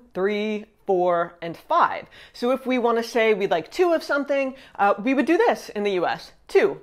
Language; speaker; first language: English; native; English